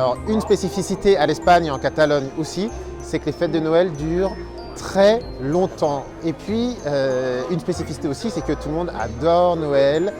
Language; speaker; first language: French; native; French